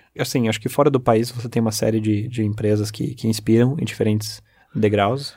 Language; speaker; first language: Portuguese; early bilingual, other home language; German